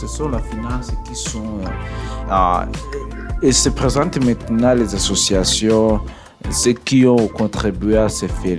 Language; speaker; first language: French; non-native, learner; English